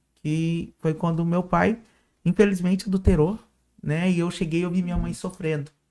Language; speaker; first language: Portuguese; native; Portuguese